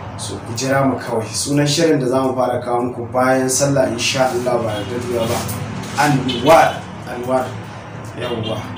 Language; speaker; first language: Hausa; non-native, local second language; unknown